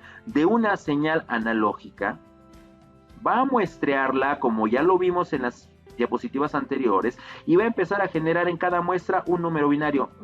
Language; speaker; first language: Spanish; native; Spanish